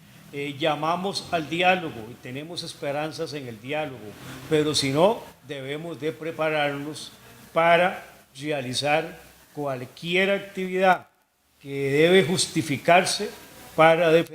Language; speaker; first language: Spanish; native; Spanish